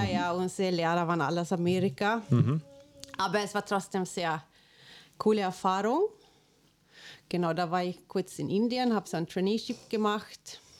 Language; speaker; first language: German; non-native, fluent; Swedish